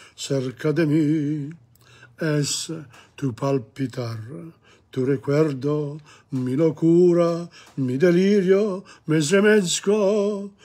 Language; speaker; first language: Spanish; non-native, learner; Italian